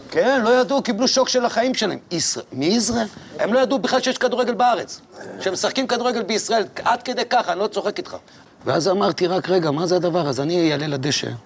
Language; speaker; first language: Hebrew; native; Hebrew